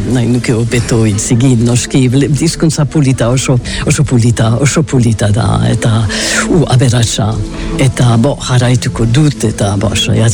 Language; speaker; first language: Basque; non-native, learner; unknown